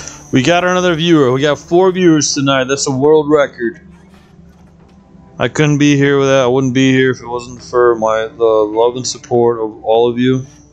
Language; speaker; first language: English; early bilingual, other home language; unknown